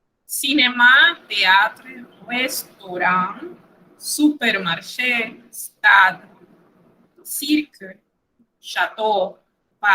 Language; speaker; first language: French; non-native, fluent; Spanish